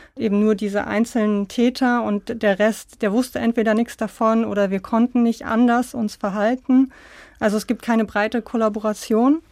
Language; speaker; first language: German; native; German